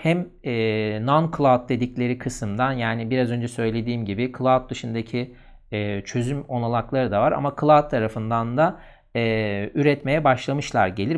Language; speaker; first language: Turkish; native; Turkish